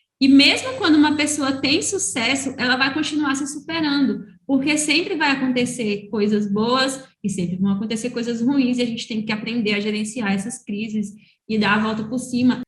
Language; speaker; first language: Portuguese; native; Portuguese